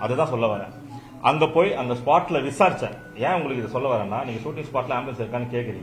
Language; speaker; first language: Tamil; native; Tamil